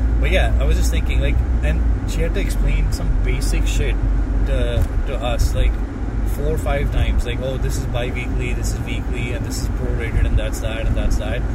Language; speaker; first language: English; non-native, local second language; Hindi